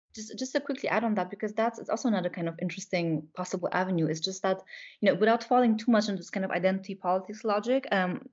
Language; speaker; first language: English; non-native, fluent; Polish